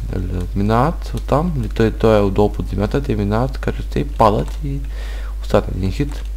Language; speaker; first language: Bulgarian; native; Bulgarian